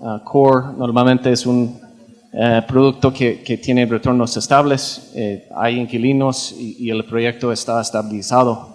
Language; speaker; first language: Spanish; non-native, fluent; English